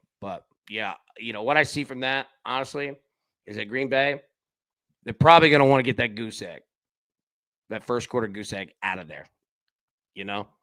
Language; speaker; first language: English; native; English